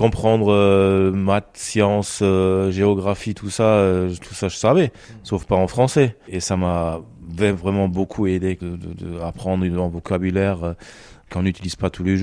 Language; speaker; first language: French; non-native, fluent; German